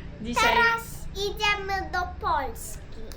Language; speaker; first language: Polish; early bilingual, heritage; Polish